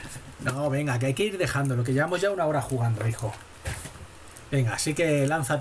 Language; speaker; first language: Spanish; native; Spanish